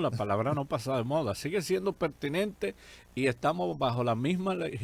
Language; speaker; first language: Spanish; native; Spanish